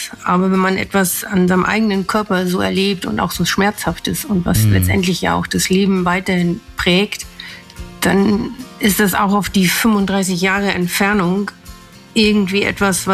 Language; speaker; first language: German; native; German